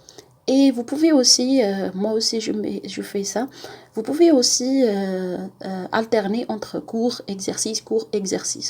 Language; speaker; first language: French; non-native, local second language; Arabic